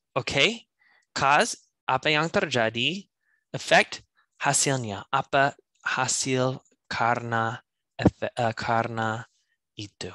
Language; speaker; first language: Indonesian; non-native, learner; English